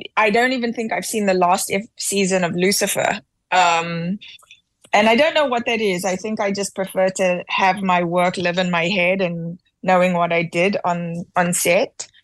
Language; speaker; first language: English; native; English